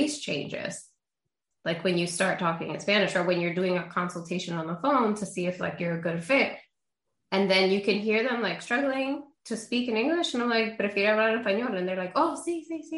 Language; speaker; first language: English; early bilingual, other home language; Spanish